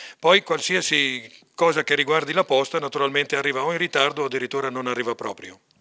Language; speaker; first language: Italian; native; Italian